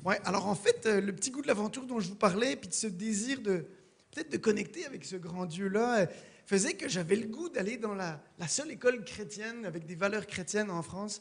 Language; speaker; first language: French; native; French